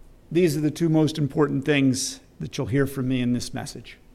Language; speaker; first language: English; native; English